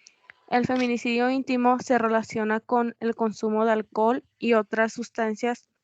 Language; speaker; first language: Spanish; native; Spanish